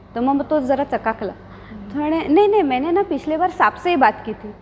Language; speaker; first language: Hindi; non-native, local second language; Marathi